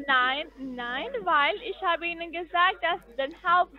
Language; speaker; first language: German; non-native, fluent; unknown